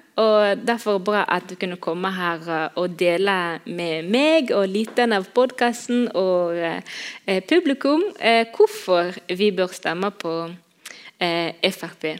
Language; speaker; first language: Norwegian; non-native, fluent; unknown